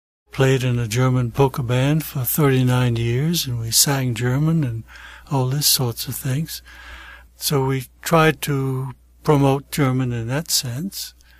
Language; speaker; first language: English; early bilingual, other home language; German